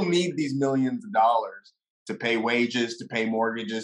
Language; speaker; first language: English; non-native, fluent; French